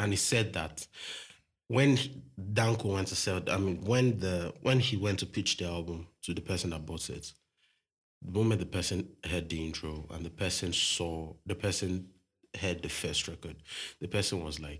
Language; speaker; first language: English; non-native, local second language; Yoruba